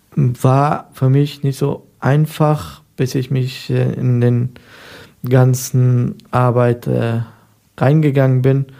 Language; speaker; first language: German; non-native, fluent; Persian